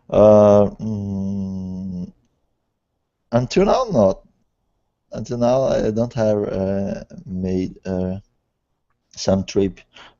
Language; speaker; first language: English; non-native, learner; Portuguese